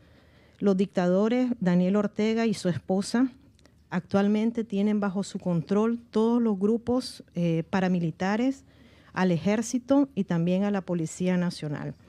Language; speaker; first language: Spanish; native; Spanish